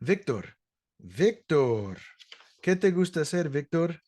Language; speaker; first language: Spanish; non-native, learner; English